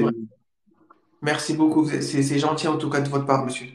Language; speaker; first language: French; native; French